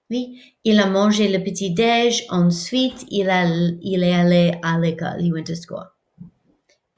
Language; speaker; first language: French; non-native, fluent; English